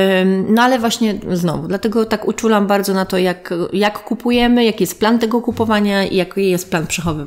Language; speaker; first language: Polish; native; Polish